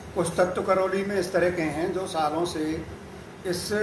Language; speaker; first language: Hindi; native; Hindi